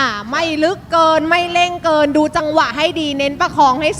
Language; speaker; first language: Thai; native; Thai